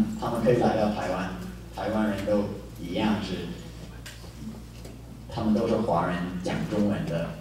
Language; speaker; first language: Chinese; non-native, fluent; English